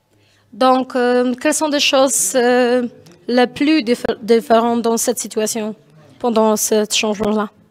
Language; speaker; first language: French; non-native, learner; Polish